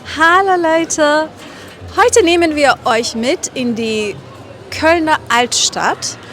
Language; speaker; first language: German; non-native, fluent; Persian